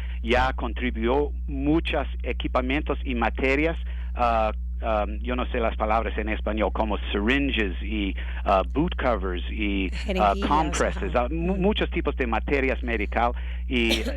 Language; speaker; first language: Spanish; non-native, learner; English